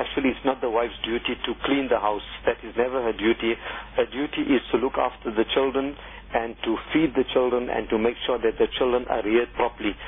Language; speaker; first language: English; native; English